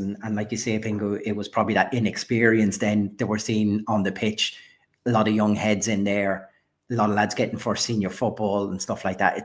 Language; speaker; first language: English; native; English